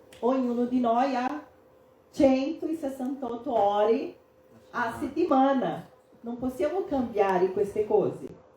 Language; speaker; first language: Italian; non-native, fluent; Portuguese